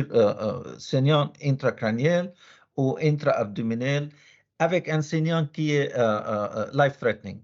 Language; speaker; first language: French; non-native, learner; Arabic